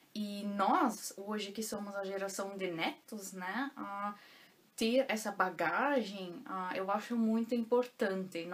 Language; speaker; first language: Portuguese; non-native, local second language; German